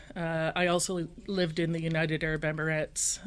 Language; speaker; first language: English; native; English